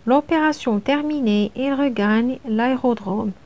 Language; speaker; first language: French; non-native, local second language; Arabic